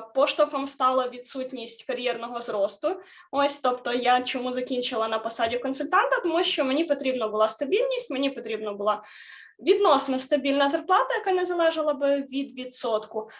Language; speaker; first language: Ukrainian; native; Ukrainian